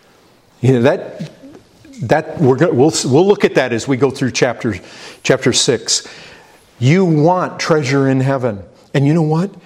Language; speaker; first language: English; native; English